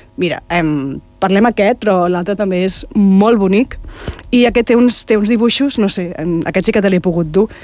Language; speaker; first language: Catalan; native; Catalan